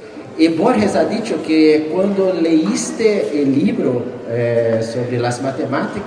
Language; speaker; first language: Spanish; non-native, fluent; Portuguese